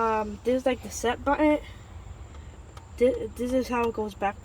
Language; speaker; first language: English; native; English